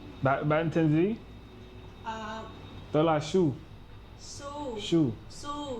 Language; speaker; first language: Vietnamese; non-native, learner; English